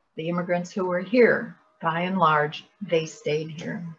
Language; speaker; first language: English; native; English